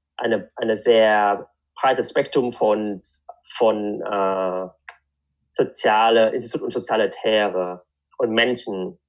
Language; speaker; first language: German; non-native, fluent; Vietnamese